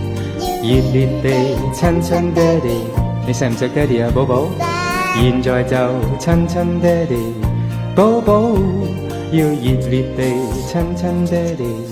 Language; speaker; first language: Cantonese; native; Cantonese